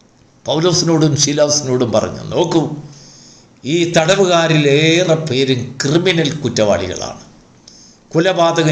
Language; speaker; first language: Malayalam; native; Malayalam